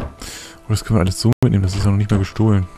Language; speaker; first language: German; native; German